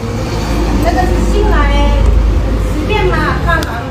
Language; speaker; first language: Chinese; non-native, learner; Lao